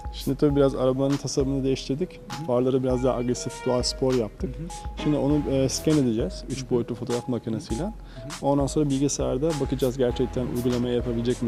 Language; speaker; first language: Turkish; native; Turkish